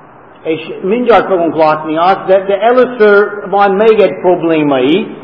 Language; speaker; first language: Hungarian; non-native, fluent; English